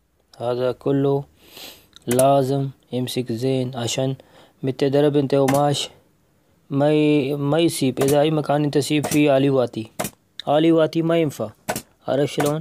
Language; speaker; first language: Arabic; non-native, learner; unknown